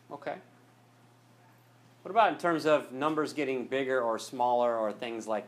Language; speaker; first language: English; native; English